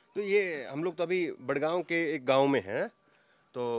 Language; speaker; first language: Hindi; native; Hindi